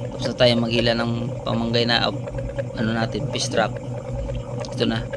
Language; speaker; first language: Filipino; non-native, local second language; Cebuano